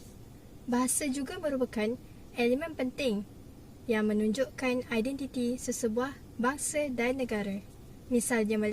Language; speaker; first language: Malay; native; Malay